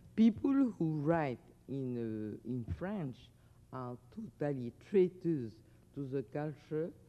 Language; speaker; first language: English; non-native, fluent; French